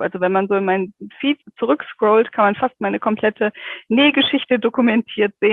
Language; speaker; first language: German; native; German